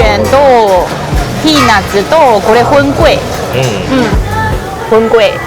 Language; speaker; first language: Japanese; non-native, fluent; Chinese